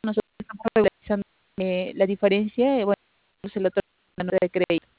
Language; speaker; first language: Spanish; native; Spanish